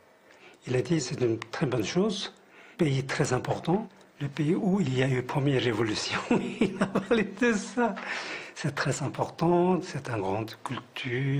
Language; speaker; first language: French; non-native, fluent; Tibetan